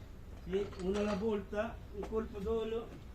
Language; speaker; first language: Italian; non-native, learner; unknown